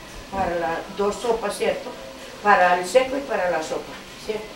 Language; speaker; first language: Spanish; native; Spanish